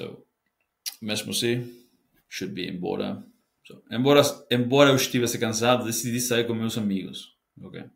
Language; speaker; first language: Portuguese; non-native, learner; Spanish